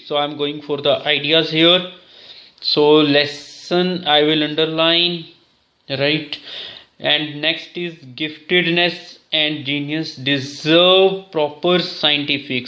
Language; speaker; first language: English; non-native, local second language; Hindi